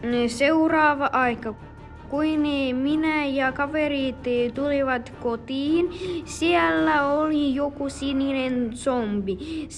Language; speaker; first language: Finnish; non-native, learner; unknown